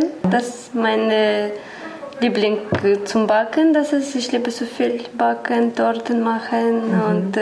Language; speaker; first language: German; non-native, learner; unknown